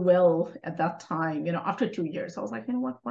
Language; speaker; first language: English; non-native, local second language; Hindi